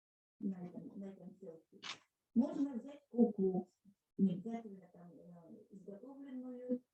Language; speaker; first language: Russian; native; Russian